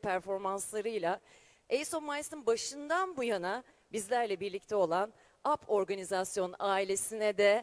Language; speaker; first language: Turkish; native; Turkish